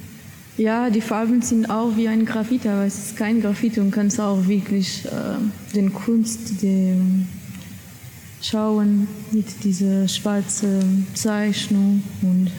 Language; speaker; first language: German; non-native, learner; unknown